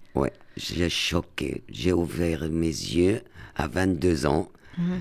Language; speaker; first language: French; non-native, learner; Arabic